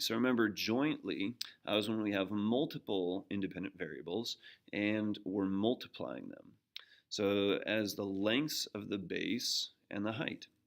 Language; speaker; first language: English; native; English